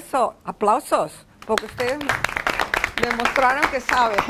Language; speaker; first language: Spanish; non-native, fluent; English